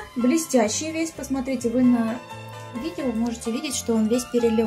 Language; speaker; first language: Russian; native; Russian